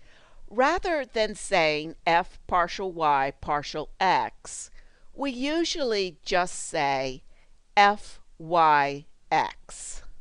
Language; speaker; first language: English; native; English